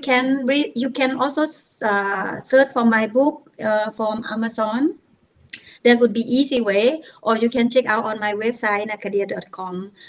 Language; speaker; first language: English; non-native, learner; Thai